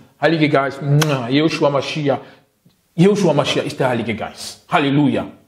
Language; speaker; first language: German; non-native, fluent; French